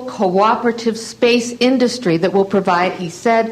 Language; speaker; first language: English; native; English